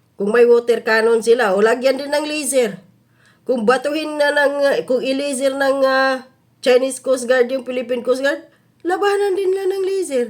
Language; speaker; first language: Filipino; non-native, local second language; Cebuano